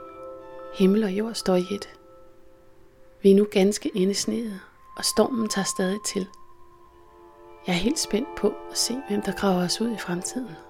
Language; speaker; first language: Danish; native; Danish